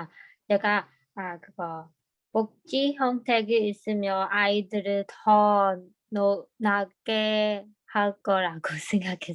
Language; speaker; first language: Korean; non-native, learner; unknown